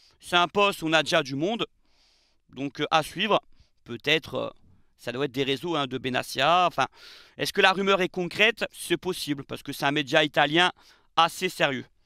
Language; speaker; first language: French; native; French